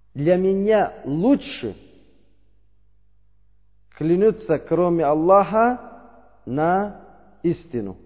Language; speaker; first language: Russian; non-native, learner; Uzbek